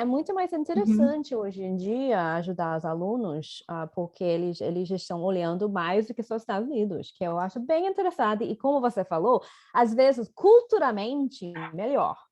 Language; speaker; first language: Portuguese; non-native, fluent; English